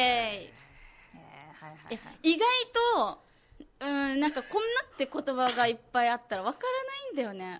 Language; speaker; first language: Japanese; native; Japanese